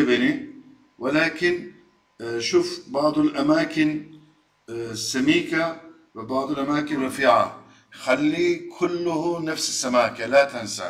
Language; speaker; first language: Arabic; non-native, fluent; Turkish